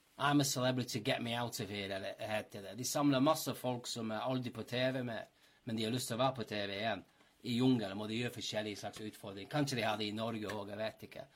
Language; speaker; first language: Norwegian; non-native, fluent; English